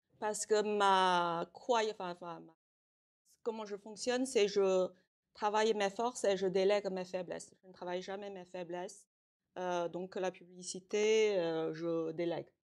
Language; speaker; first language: French; non-native, fluent; Chinese